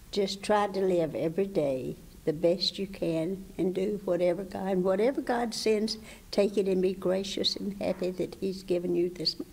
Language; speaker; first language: English; native; English